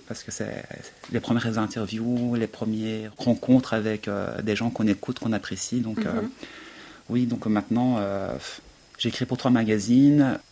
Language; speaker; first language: French; early bilingual, other home language; Turkish